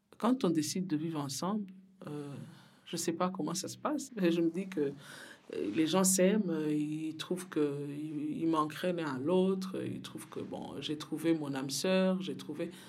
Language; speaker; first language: French; non-native, local second language; Rundi